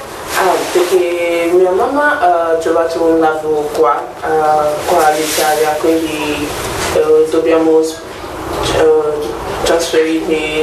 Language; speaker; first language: Italian; non-native, learner; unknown